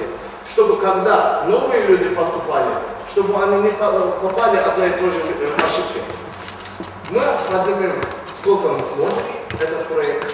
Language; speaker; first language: Russian; non-native, learner; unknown